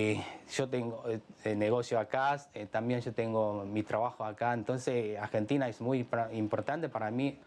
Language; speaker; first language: Spanish; non-native, learner; Chinese